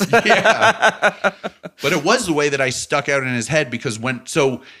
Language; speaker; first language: English; native; English